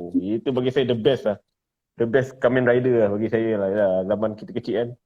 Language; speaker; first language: Malay; native; Malay